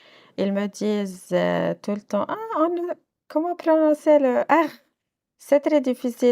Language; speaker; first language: French; non-native, local second language; Arabic